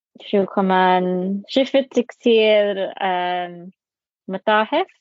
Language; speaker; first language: Arabic; non-native, learner; English